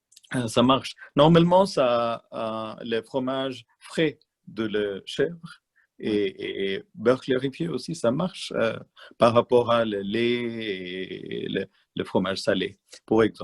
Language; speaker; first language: French; non-native, learner; Malayalam